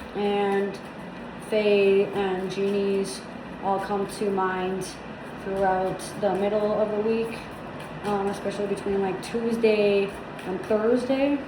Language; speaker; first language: English; native; English